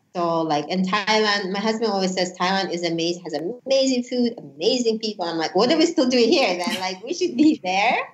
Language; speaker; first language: English; non-native, fluent; Russian